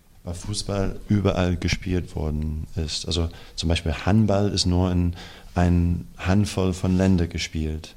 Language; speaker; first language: German; non-native, fluent; English